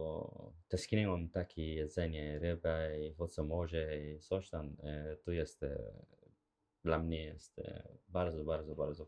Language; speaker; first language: Polish; non-native, learner; Arabic